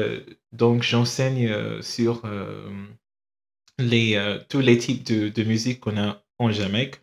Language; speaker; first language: French; non-native, fluent; English